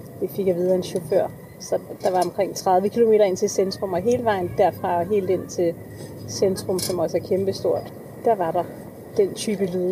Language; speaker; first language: Danish; native; Danish